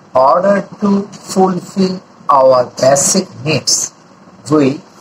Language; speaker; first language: English; non-native, local second language; Bangla